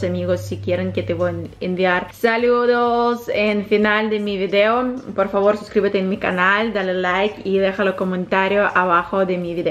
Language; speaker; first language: Spanish; non-native, fluent; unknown